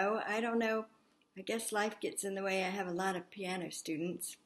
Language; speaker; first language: English; native; English